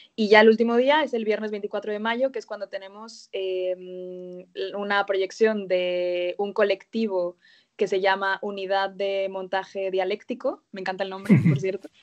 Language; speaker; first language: Spanish; native; Spanish